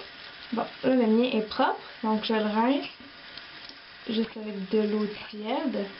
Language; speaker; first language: French; native; French